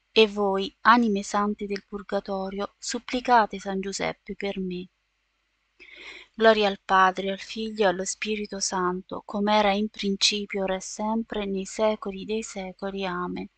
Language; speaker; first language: Italian; native; Italian